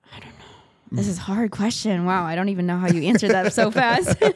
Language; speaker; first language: English; native; English